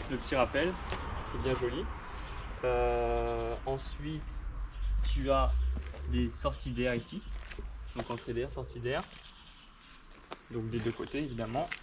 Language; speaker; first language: French; native; French